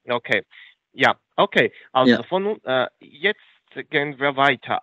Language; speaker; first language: German; non-native, fluent; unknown